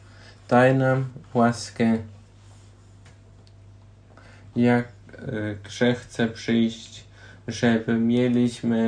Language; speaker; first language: Polish; non-native, learner; German